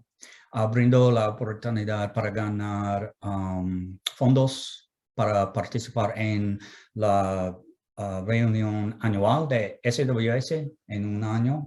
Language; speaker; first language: Spanish; non-native, fluent; English